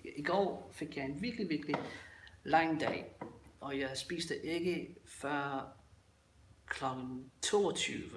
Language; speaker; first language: Danish; native; Danish